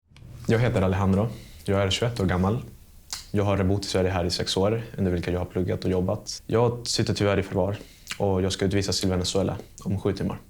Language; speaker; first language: Swedish; non-native, fluent; Spanish